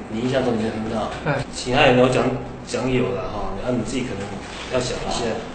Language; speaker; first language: Chinese; native; Chinese